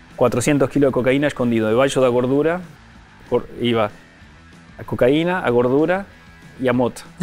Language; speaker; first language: Portuguese; non-native, fluent; Spanish